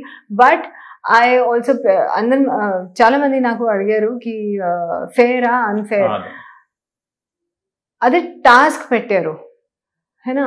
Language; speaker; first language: Telugu; non-native, learner; Hindi